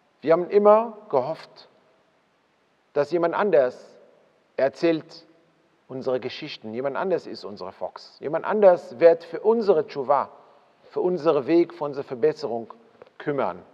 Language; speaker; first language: German; non-native, fluent; Hebrew